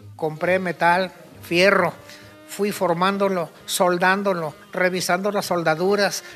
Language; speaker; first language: Spanish; native; Spanish